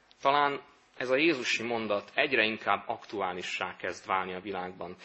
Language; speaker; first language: Hungarian; native; Hungarian